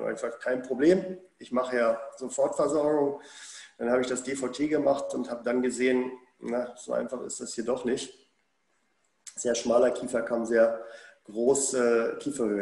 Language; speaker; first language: German; native; German